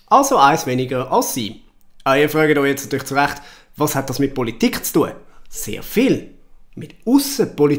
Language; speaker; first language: German; native; German